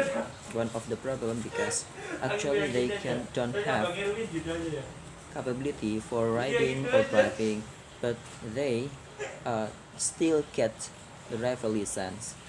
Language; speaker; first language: English; non-native, learner; Indonesian